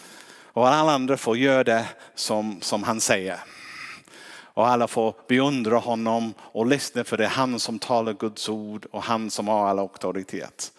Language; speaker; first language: Swedish; non-native, fluent; English